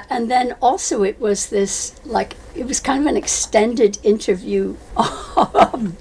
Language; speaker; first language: English; native; English